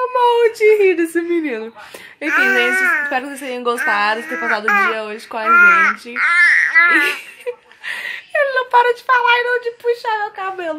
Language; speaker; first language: Portuguese; native; Portuguese